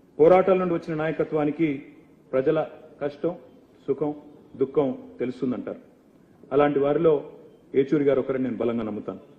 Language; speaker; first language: Telugu; native; Telugu